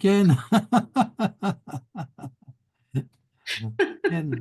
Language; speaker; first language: Hebrew; non-native, learner; French